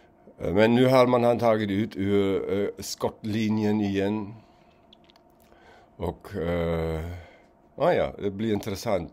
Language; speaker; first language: Swedish; non-native, fluent; German